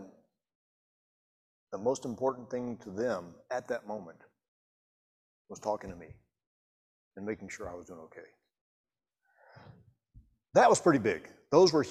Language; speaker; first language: English; native; English